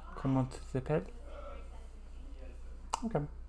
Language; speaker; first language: French; non-native, learner; English